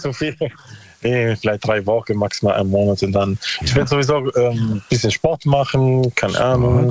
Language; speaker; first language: German; non-native, learner; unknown